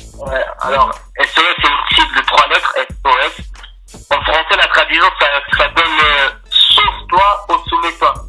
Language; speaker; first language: French; non-native, fluent; Portuguese